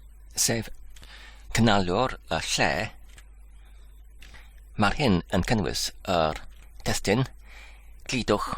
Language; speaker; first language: Welsh; non-native, fluent; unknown